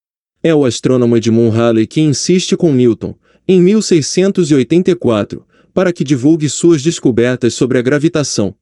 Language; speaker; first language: Portuguese; native; Portuguese